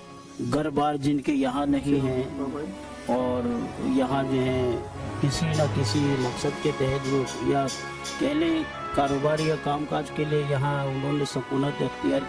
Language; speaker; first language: Hindi; non-native, local second language; Bangla